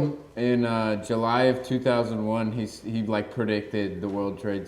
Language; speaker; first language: English; native; English